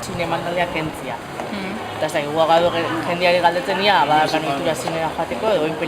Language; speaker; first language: Basque; native; Basque